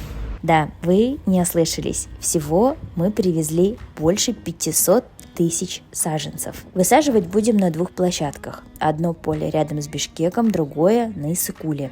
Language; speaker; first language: Russian; native; Russian